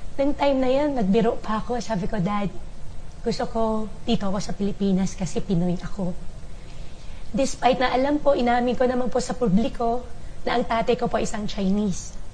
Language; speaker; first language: Filipino; non-native, local second language; Chinese